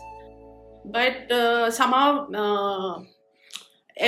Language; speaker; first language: English; non-native, local second language; Hindi